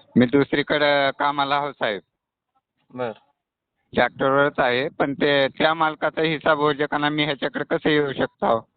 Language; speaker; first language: Marathi; native; Marathi